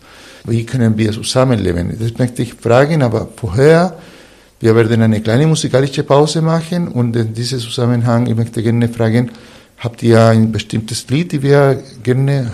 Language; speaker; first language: German; non-native, fluent; Spanish